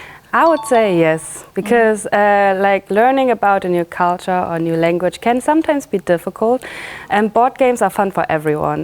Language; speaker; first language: English; non-native, fluent; German